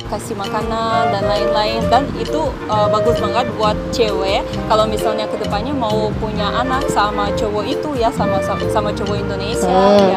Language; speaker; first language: Indonesian; non-native, fluent; Russian